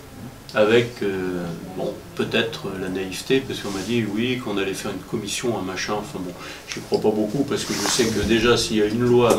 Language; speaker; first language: French; native; French